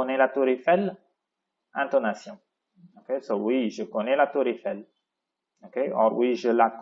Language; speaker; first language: French; non-native, fluent; Tamil